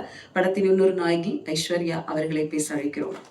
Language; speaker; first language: Tamil; native; Tamil